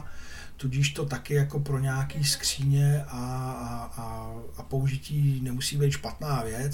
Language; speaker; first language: Czech; native; Czech